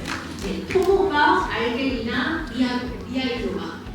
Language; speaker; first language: Korean; native; Korean